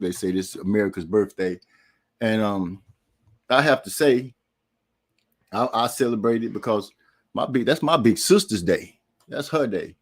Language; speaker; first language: English; native; English